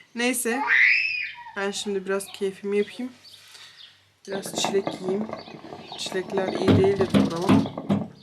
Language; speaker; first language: Turkish; early bilingual, heritage; Turkish